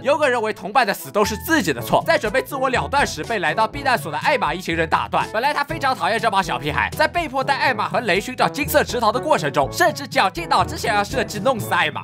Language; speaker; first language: Chinese; native; Chinese